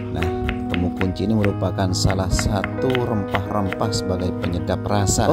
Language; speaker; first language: Indonesian; non-native, local second language; Madurese